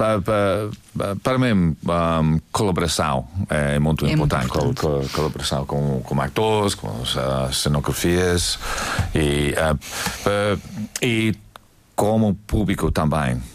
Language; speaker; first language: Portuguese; non-native, learner; English